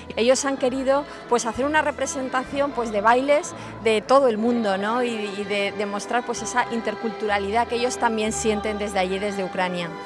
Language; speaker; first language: Spanish; native; Spanish